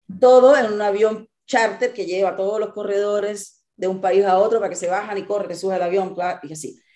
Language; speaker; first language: Spanish; native; Spanish